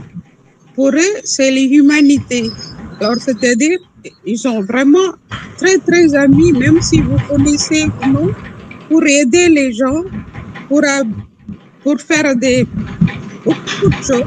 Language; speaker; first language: French; non-native, local second language; Tamil